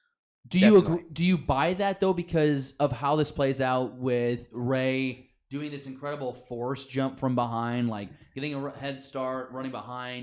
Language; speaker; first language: English; native; English